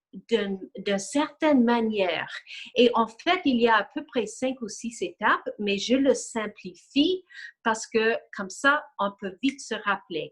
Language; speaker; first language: French; non-native, fluent; English